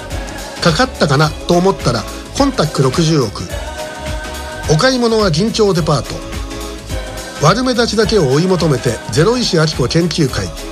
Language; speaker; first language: Japanese; native; Japanese